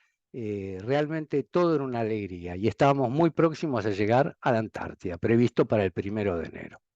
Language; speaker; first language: Spanish; native; Spanish